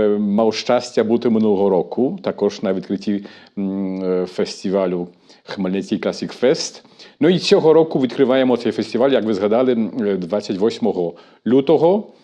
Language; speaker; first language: Ukrainian; early bilingual, heritage; Ukrainian